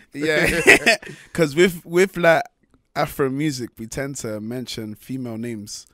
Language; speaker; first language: English; native; English